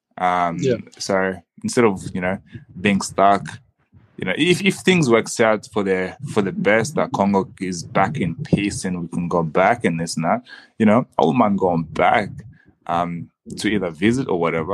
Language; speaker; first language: English; early bilingual, other home language; Swahili